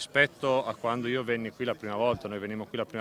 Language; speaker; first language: Italian; native; Italian